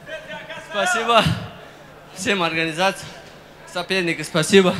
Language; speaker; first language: Russian; non-native, learner; Uzbek